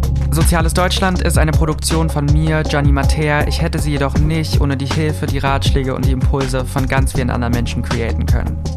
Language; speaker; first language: German; native; German